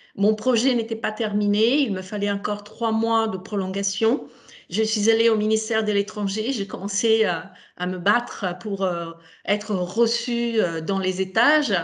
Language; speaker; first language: French; non-native, fluent; Italian